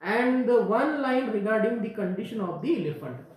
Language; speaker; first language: English; non-native, local second language; Marathi